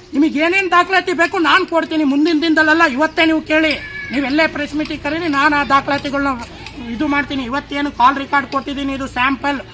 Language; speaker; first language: Kannada; non-native, local second language; Lambadi